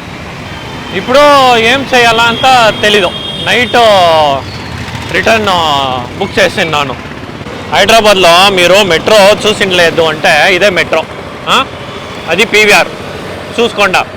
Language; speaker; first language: Telugu; non-native, learner; Kannada